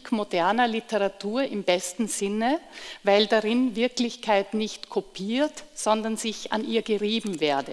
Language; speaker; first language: German; native; German